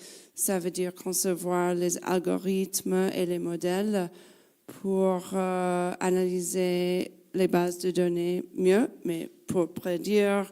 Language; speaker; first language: French; non-native, fluent; English